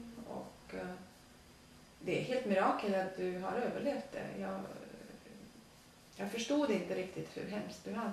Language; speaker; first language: Swedish; early bilingual, other home language; Latvian